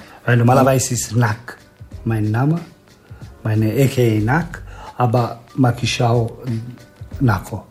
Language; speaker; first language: German; non-native, learner; Italian